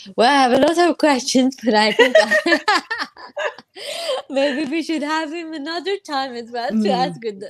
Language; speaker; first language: English; non-native, fluent; Persian